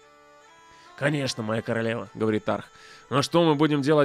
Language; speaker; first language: Russian; native; Russian